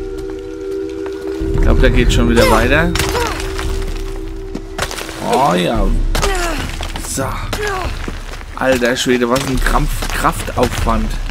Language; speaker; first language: German; native; German